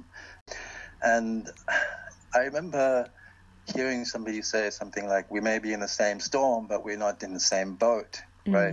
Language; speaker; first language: English; non-native, local second language; Xhosa